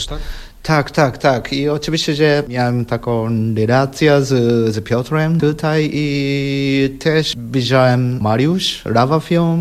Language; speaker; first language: Polish; non-native, learner; Japanese